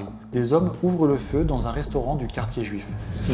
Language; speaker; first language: French; native; French